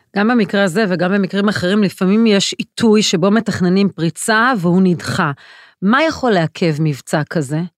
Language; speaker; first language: Hebrew; native; Hebrew